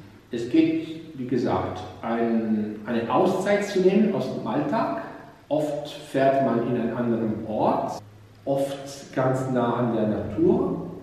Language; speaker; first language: German; non-native, fluent; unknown